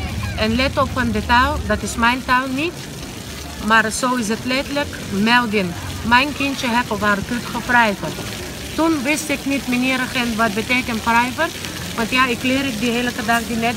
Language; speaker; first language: Dutch; non-native, learner; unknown